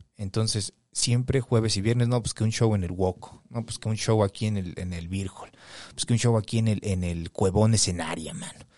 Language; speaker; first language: Spanish; native; Spanish